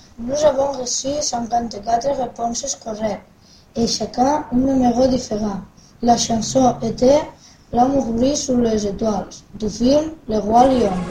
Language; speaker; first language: French; non-native, learner; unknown